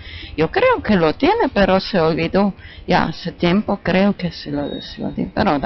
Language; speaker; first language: Spanish; non-native, learner; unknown